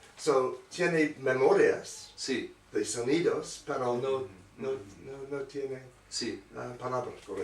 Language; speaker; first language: Spanish; non-native, learner; English